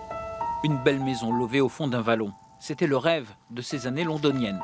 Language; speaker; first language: French; native; French